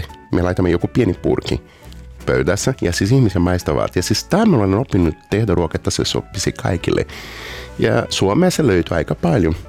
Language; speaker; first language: Finnish; non-native, fluent; Portuguese